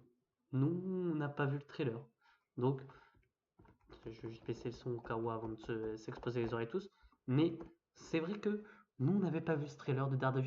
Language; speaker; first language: French; native; French